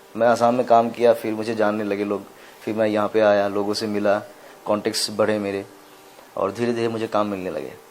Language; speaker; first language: Hindi; non-native, local second language; Assamese